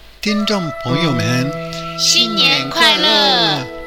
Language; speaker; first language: Chinese; native; Chinese